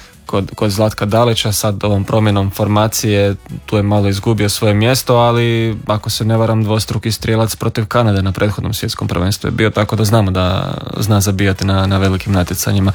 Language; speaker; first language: Serbian; native; Serbian